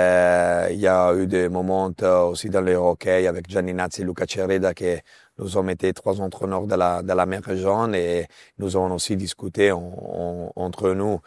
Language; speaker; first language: French; non-native, local second language; Italian